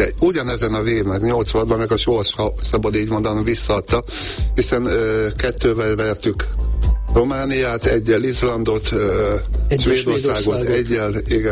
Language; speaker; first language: Hungarian; native; Hungarian